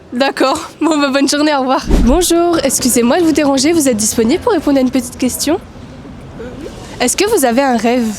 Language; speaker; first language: French; native; French